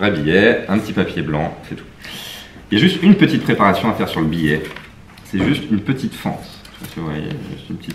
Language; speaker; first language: French; native; French